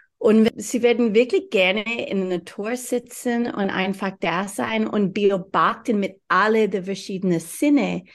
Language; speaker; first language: German; non-native, learner; English